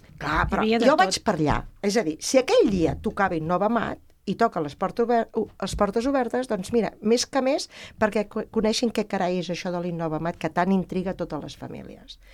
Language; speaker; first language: Catalan; native; Catalan